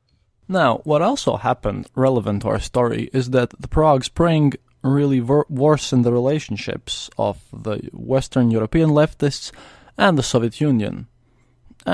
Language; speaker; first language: English; non-native, fluent; Latvian